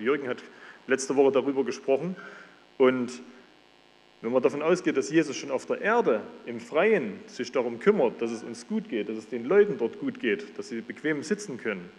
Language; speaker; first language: German; native; German